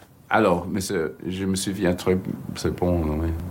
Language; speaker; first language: French; non-native, learner; English